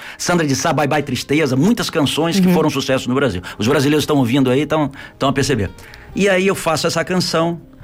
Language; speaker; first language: Portuguese; native; Portuguese